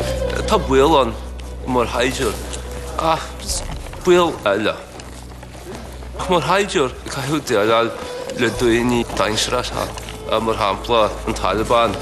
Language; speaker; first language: Irish; non-native, fluent; English